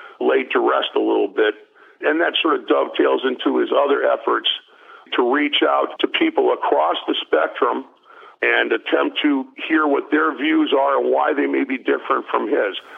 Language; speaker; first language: English; early bilingual, other home language; German